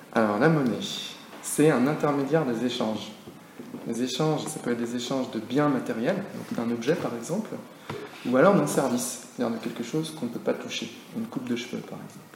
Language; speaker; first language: French; native; French